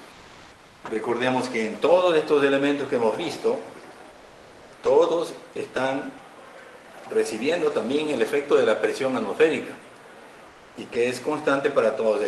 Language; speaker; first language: Spanish; native; Spanish